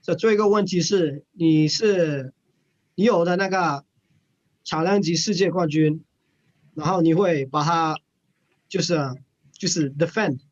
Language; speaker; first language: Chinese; early bilingual, heritage; English